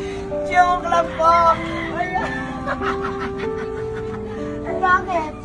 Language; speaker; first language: Filipino; native; Filipino